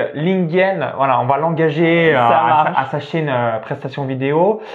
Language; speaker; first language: French; native; French